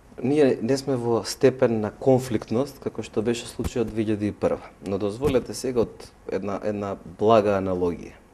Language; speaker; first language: Macedonian; native; Macedonian